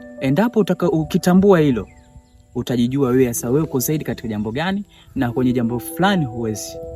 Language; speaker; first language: Swahili; native; Swahili